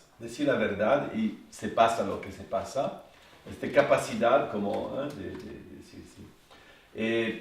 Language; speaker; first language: Spanish; non-native, fluent; French